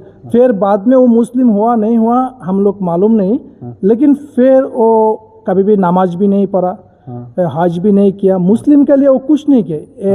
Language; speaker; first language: Hindi; non-native, learner; Bangla